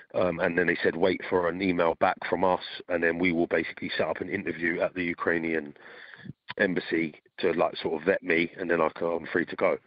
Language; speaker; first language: English; native; English